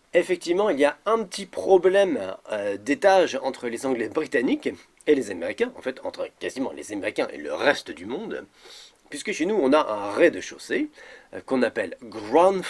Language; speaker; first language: French; native; French